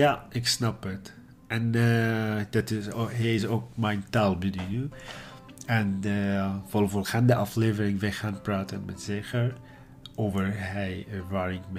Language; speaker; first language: Dutch; non-native, learner; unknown